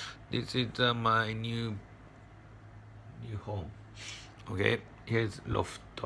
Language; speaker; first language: English; non-native, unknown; Japanese